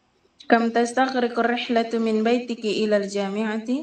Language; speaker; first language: Arabic; non-native, learner; Indonesian